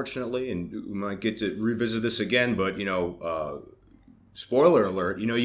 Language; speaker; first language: English; native; English